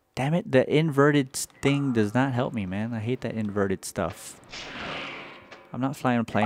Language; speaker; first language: English; native; English